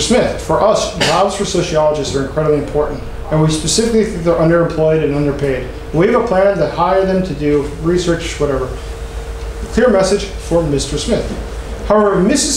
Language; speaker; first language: English; native; English